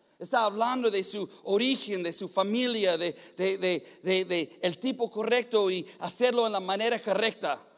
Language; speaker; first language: Spanish; non-native, fluent; English